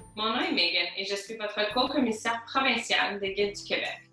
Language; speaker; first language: French; non-native, local second language; English